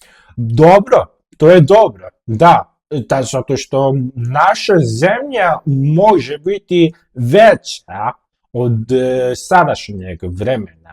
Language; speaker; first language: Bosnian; non-native, fluent; Korean